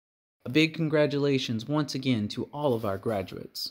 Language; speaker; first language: English; native; English